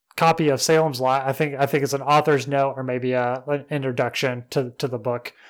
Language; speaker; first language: English; native; English